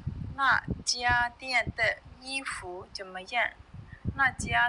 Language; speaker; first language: Chinese; non-native, fluent; Burmese